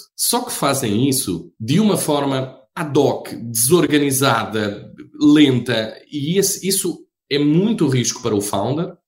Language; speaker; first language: Portuguese; native; Portuguese